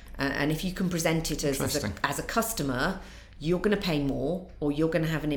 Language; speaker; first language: English; native; English